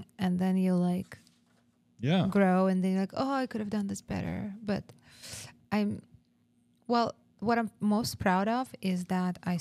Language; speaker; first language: English; non-native, fluent; Russian